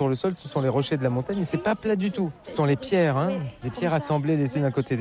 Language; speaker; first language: French; native; French